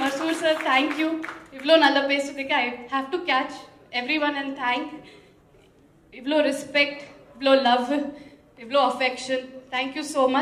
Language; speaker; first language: Tamil; non-native, fluent; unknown